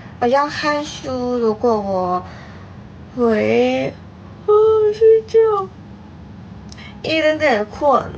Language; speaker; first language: Chinese; non-native, learner; Thai